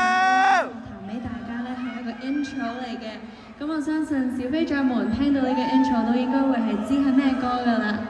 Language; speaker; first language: Cantonese; native; Cantonese